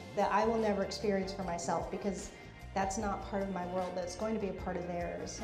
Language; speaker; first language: English; native; English